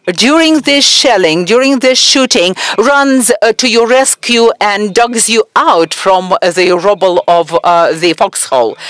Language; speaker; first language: English; non-native, fluent; Persian